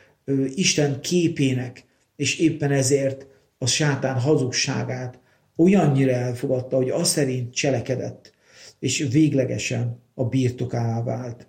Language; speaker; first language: Hungarian; native; Hungarian